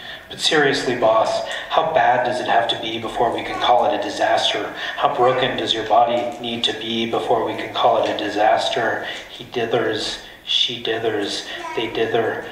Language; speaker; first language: English; native; English